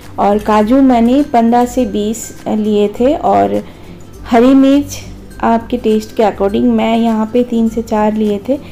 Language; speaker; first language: Hindi; non-native, local second language; Bangla